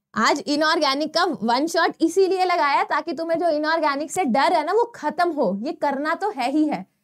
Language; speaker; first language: Hindi; non-native, local second language; Gujarati